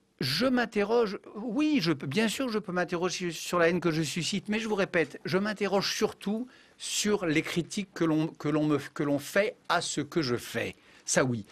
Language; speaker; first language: French; native; French